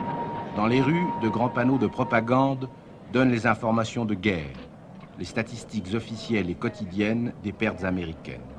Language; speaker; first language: French; native; French